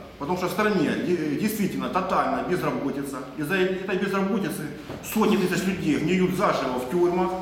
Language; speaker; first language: Russian; native; Russian